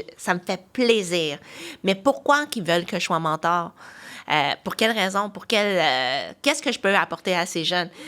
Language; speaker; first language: French; early bilingual, other home language; Chinese